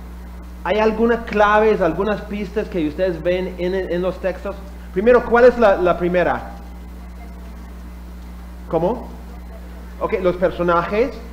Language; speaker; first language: Spanish; non-native, fluent; English